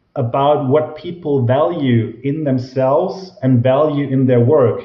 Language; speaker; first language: English; non-native, fluent; German